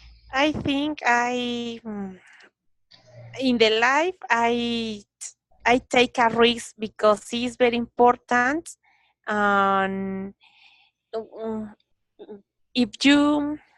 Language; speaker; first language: English; non-native, learner; Spanish